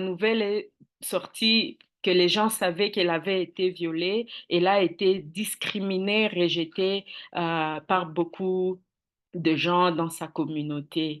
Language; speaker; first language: French; non-native, local second language; Swahili